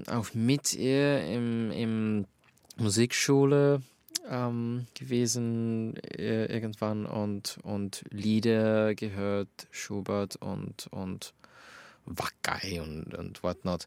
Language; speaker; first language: German; non-native, fluent; Finnish